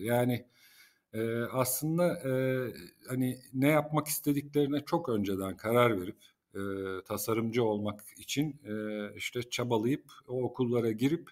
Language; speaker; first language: Turkish; native; Turkish